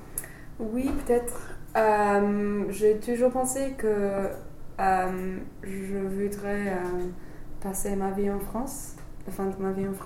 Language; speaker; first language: French; non-native, fluent; English